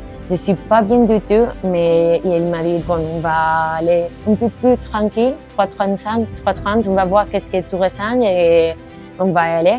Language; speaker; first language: French; non-native, learner; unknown